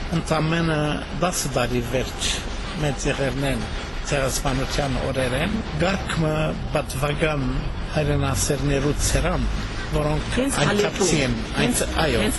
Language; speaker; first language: Armenian; early bilingual, heritage; Armenian